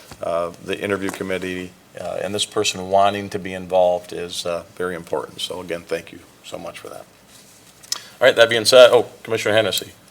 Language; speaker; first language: English; native; English